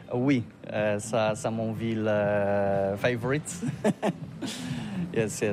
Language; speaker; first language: French; non-native, learner; Polish